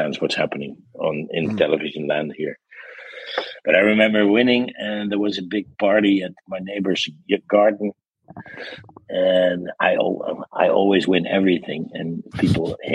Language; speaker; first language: English; non-native, fluent; Dutch